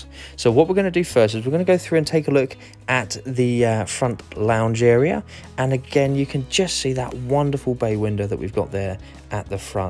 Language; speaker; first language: English; native; English